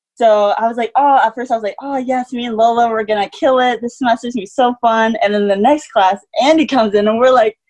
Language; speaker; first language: English; native; English